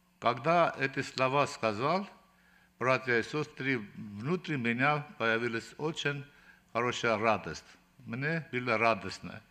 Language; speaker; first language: Russian; non-native, local second language; Armenian